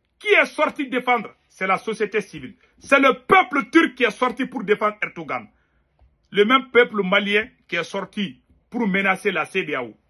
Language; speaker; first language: French; non-native, local second language; Bambara